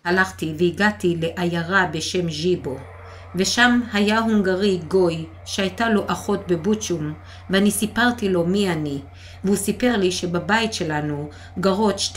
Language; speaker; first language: Hebrew; non-native, fluent; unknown